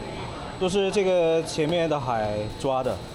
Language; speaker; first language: Chinese; non-native, fluent; Korean